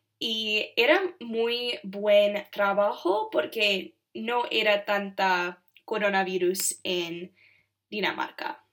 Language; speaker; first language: Spanish; non-native, learner; English